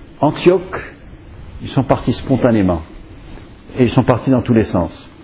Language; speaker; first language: French; non-native, fluent; English